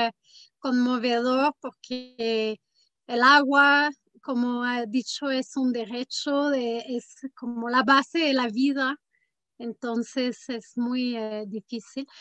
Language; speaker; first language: Spanish; non-native, fluent; French